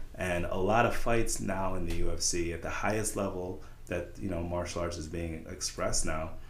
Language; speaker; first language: English; native; English